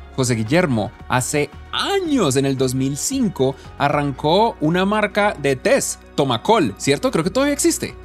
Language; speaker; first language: Spanish; native; Spanish